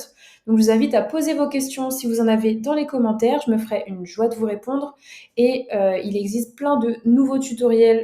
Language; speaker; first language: French; native; French